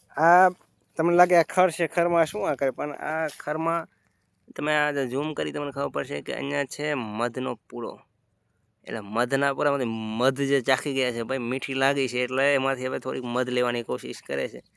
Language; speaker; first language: Gujarati; non-native, local second language; Kachhi